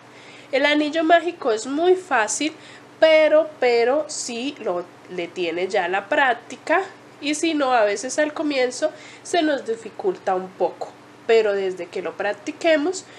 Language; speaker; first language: Spanish; native; Spanish